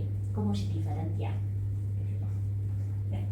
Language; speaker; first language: Spanish; non-native, learner; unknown